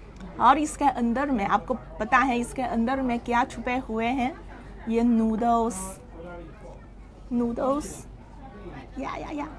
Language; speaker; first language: Hindi; non-native, fluent; Chinese